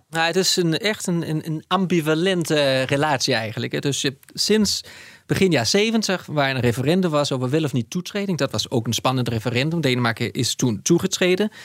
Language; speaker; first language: Dutch; non-native, fluent; Danish